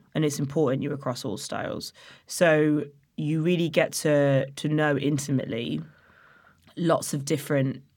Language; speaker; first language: English; native; English